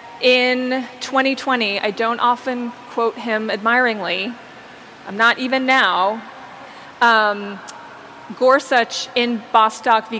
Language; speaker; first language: English; native; English